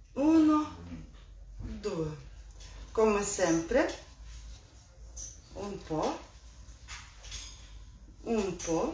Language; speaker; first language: Italian; non-native, learner; Russian